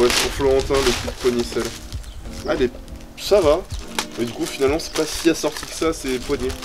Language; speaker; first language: French; native; French